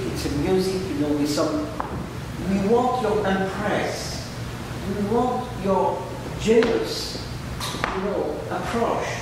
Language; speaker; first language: English; non-native, learner; French